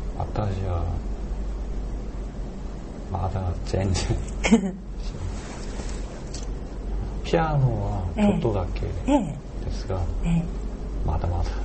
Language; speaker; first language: Japanese; non-native, learner; Korean